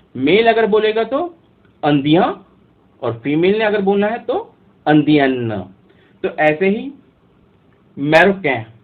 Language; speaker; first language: Hindi; native; Hindi